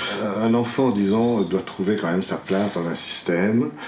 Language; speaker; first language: French; native; French